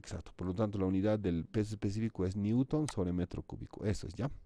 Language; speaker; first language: Spanish; native; Spanish